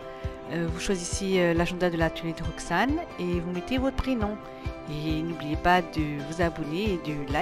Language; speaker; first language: French; native; French